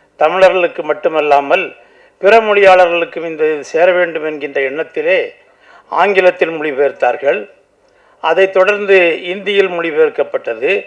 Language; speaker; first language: Tamil; native; Tamil